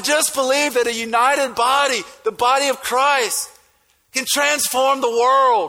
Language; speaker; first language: English; native; English